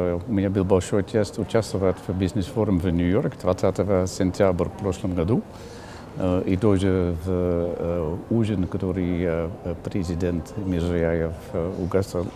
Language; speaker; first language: Russian; non-native, learner; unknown